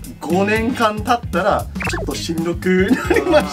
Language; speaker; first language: Japanese; non-native, fluent; English